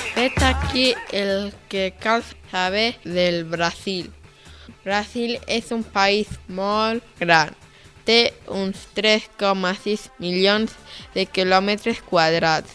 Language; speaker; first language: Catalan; early bilingual, other home language; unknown